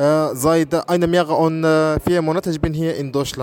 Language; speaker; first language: German; non-native, learner; Arabic